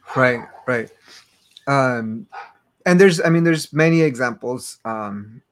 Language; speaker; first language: English; native; English